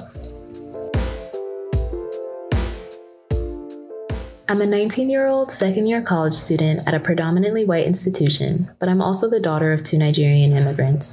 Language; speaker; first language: English; native; English